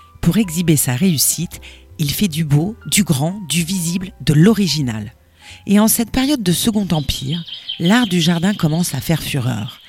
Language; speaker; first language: French; native; French